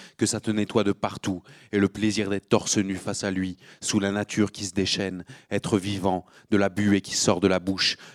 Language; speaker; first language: French; native; French